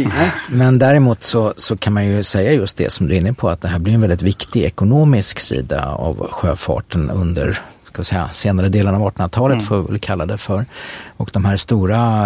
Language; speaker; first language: Swedish; native; Swedish